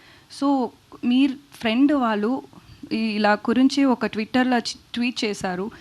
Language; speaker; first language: Telugu; non-native, learner; Tamil